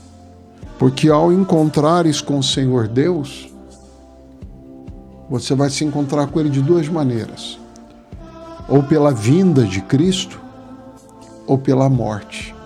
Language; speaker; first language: Portuguese; native; Portuguese